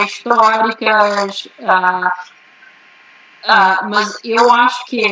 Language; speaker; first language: Portuguese; early bilingual, heritage; Portuguese